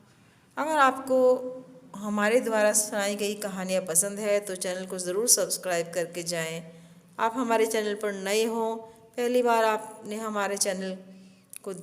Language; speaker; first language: Hindi; native; Hindi